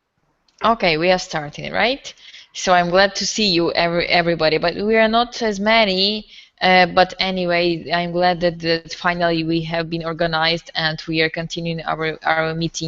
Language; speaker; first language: English; non-native, learner; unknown